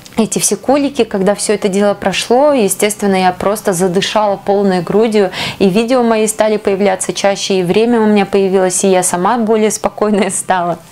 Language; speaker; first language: Russian; non-native, local second language; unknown